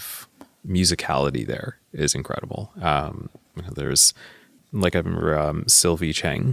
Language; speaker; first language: English; native; English